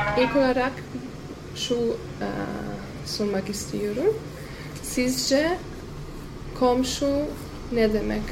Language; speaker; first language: Turkish; non-native, learner; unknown